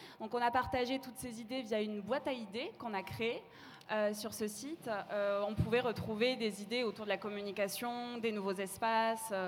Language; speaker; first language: French; native; French